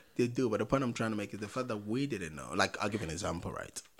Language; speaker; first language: English; non-native, local second language; Akan